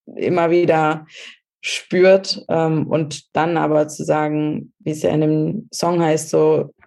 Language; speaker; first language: German; native; German